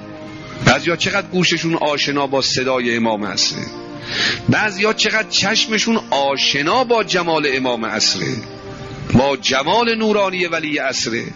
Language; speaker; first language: Persian; native; Persian